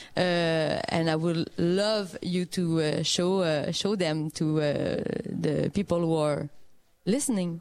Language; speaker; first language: English; non-native, fluent; French